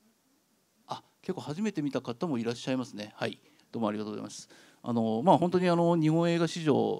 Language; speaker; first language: Japanese; native; Japanese